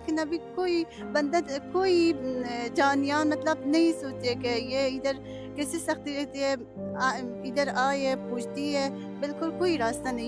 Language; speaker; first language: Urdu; non-native, learner; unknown